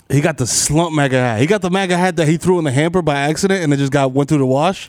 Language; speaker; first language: English; early bilingual, other home language; Spanish